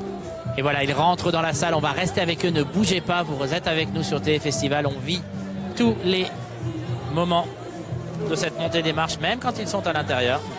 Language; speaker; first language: French; native; French